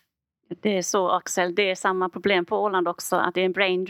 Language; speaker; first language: Danish; non-native, learner; Swedish